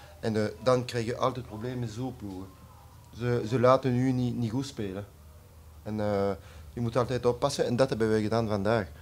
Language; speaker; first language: Dutch; non-native, local second language; French